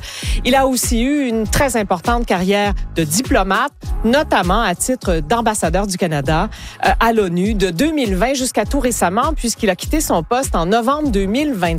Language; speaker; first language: French; native; French